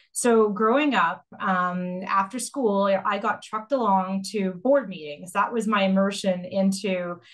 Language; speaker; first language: English; native; English